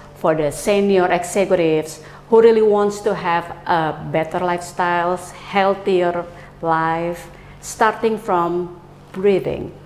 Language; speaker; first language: English; non-native, fluent; Indonesian